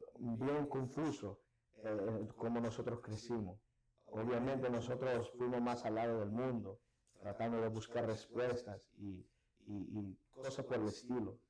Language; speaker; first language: Spanish; early bilingual, heritage; Spanish